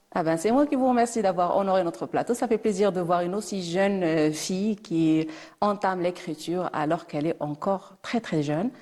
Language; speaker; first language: French; non-native, local second language; Arabic